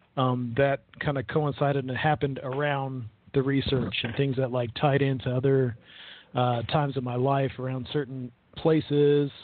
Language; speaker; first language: English; native; English